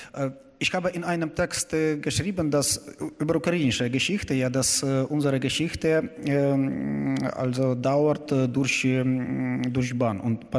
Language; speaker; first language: German; non-native, learner; Ukrainian